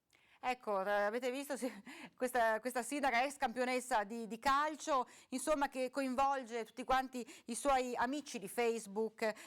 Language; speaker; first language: Italian; native; Italian